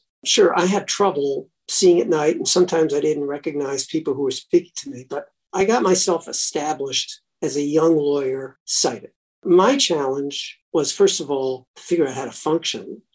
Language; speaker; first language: English; native; English